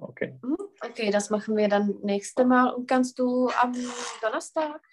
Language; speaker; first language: German; non-native, fluent; Czech